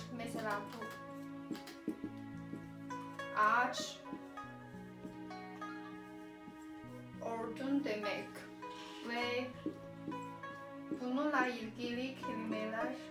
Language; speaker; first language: Turkish; non-native, learner; Chinese